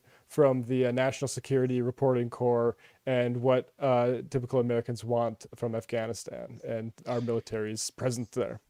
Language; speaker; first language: English; native; English